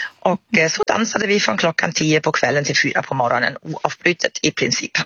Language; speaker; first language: Swedish; non-native, fluent; German